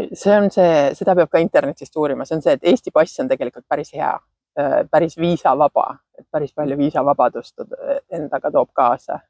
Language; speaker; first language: Estonian; native; Estonian